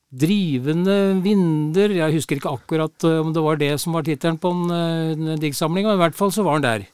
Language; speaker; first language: Norwegian; native; Norwegian